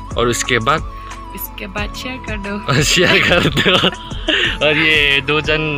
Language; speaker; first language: Hindi; non-native, learner; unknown